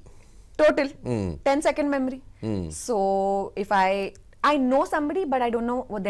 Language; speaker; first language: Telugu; non-native, fluent; Hindi